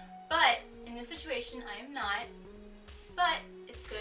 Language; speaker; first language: English; native; English